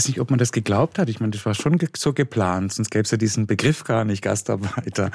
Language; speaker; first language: German; native; German